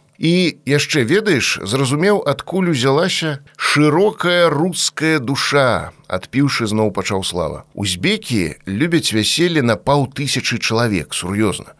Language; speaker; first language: Belarusian; native; Belarusian